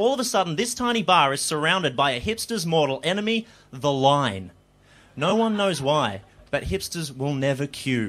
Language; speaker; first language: English; native; English